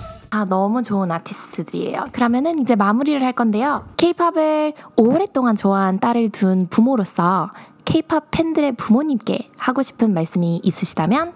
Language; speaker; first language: Korean; early bilingual, heritage; Korean